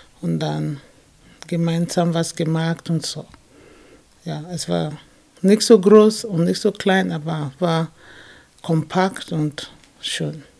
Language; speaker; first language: German; non-native, fluent; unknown